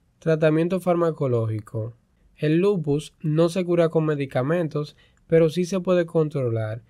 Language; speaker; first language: Spanish; native; Spanish